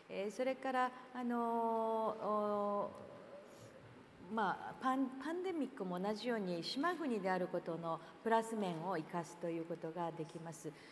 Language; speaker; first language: Japanese; native; Japanese